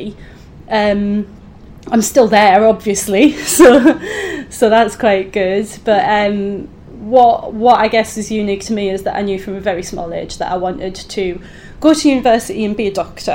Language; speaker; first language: English; native; English